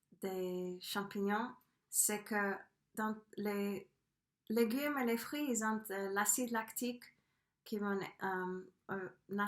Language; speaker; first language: French; non-native, fluent; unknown